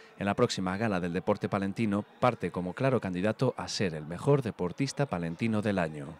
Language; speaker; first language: Spanish; native; Spanish